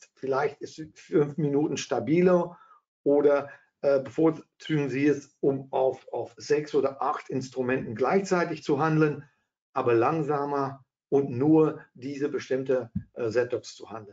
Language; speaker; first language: German; non-native, fluent; Dutch